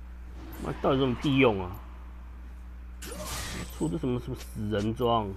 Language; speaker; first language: Chinese; native; Chinese